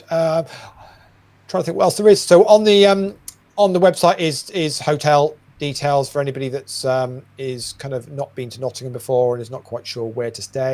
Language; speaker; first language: English; native; English